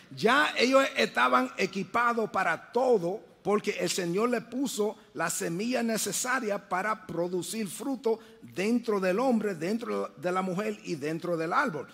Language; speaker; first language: Spanish; early bilingual, heritage; Spanish